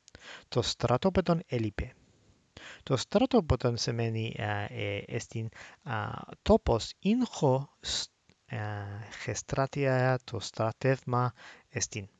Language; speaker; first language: Greek; non-native, fluent; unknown